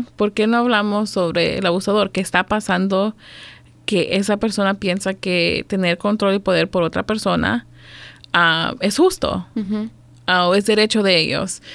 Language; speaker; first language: Spanish; native; Spanish